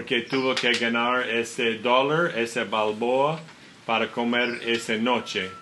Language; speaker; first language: Spanish; non-native, learner; English